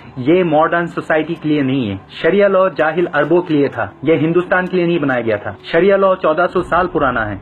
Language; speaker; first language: Urdu; non-native, fluent; Bangla